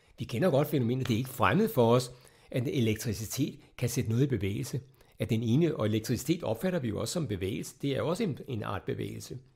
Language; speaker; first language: Danish; native; Danish